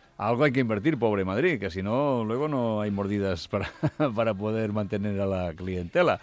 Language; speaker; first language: Spanish; non-native, local second language; Catalan